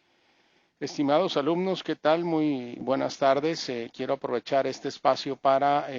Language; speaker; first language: Spanish; native; Spanish